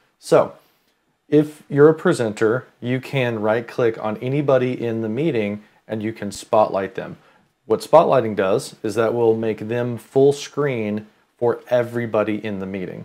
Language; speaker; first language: English; native; English